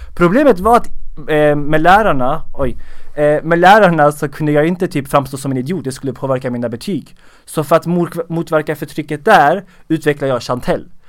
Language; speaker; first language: Swedish; early bilingual, other home language; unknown